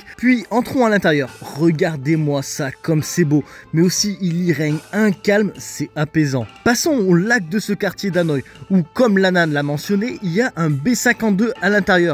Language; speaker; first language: French; native; French